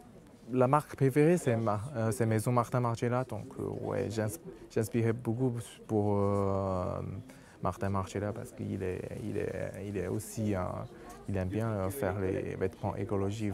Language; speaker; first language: French; non-native, local second language; Chinese